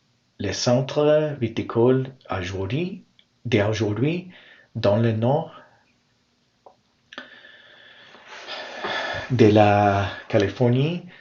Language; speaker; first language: French; non-native, learner; English